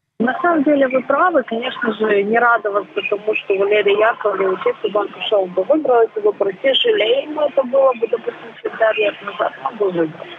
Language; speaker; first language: Russian; native; Russian